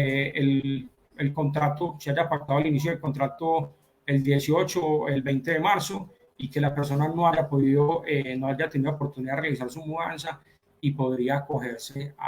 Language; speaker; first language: Spanish; native; Spanish